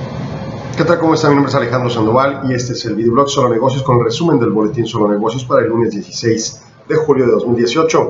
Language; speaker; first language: Spanish; native; Spanish